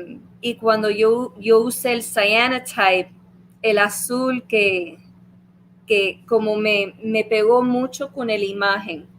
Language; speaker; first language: Spanish; early bilingual, heritage; Spanish